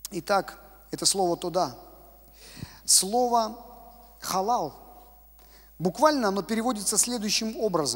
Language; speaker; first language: Russian; native; Russian